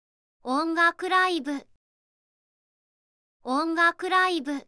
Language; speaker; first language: Japanese; native; Japanese